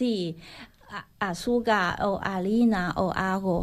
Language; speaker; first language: Spanish; non-native, learner; Chinese